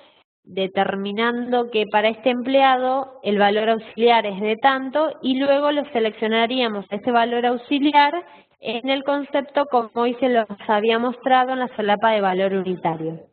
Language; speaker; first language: Spanish; native; Spanish